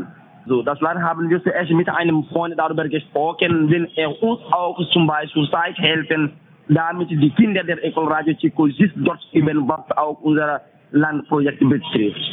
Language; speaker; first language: German; non-native, fluent; French